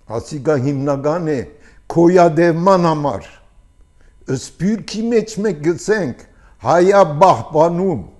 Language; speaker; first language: Armenian; early bilingual, heritage; Armenian